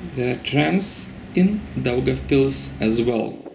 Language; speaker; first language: English; non-native, fluent; Lithuanian